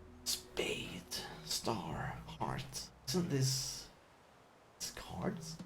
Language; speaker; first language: English; non-native, fluent; Chinese